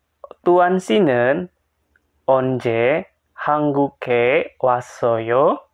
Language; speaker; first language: Korean; non-native, fluent; Indonesian